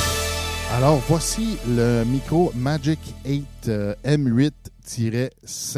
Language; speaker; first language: French; native; French